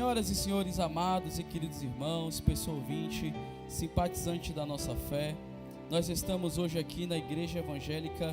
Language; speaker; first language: Portuguese; native; Portuguese